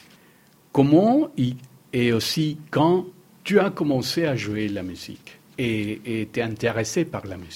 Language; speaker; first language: French; non-native, learner; Spanish